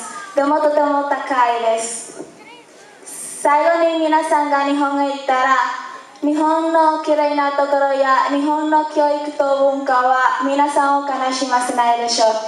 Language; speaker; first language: Japanese; non-native, learner; Spanish